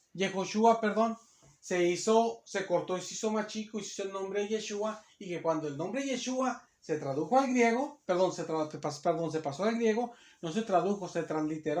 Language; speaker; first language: Spanish; native; Spanish